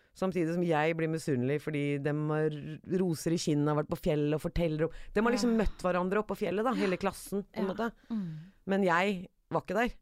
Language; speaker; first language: Norwegian; early bilingual, other home language; Persian